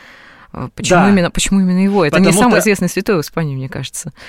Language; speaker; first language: Russian; native; Russian